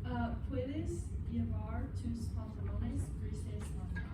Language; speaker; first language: Spanish; non-native, learner; English